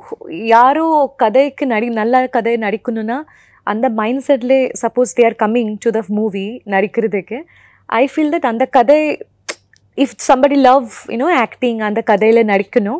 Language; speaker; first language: Tamil; non-native, fluent; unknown